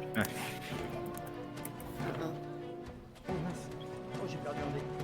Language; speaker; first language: French; native; French